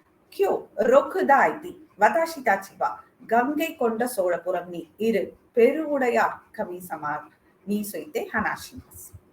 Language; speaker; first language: Japanese; non-native, learner; Tamil